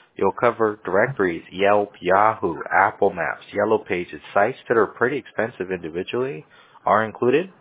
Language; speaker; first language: English; early bilingual, other home language; Spanish